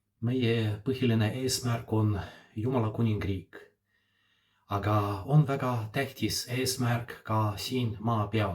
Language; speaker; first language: Estonian; non-native, fluent; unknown